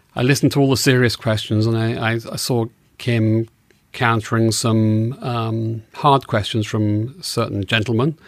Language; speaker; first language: English; native; English